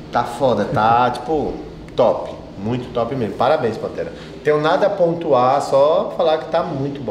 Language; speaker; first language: Portuguese; native; Portuguese